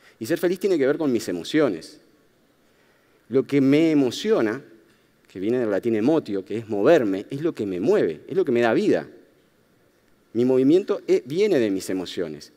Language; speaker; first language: Spanish; native; Spanish